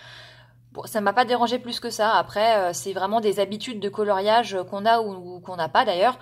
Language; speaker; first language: French; native; French